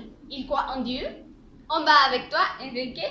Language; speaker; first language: French; non-native, learner; Spanish